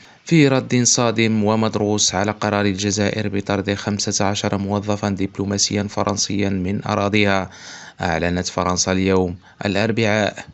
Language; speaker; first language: Arabic; native; Arabic